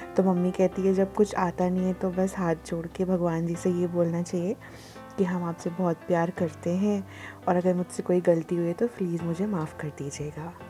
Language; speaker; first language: Hindi; non-native, local second language; Telugu